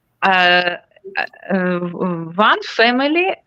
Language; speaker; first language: English; non-native, learner; Ukrainian